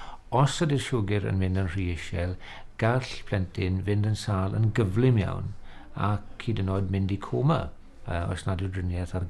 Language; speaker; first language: Welsh; native; Welsh